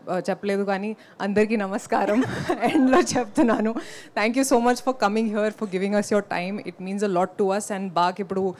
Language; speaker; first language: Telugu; non-native, fluent; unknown